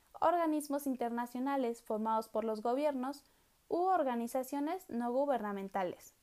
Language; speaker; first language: Spanish; native; Spanish